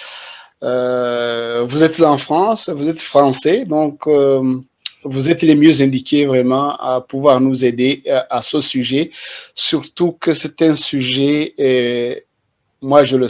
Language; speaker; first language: French; non-native, local second language; Kinyarwanda